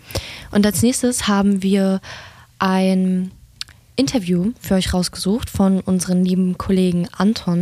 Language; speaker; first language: German; native; German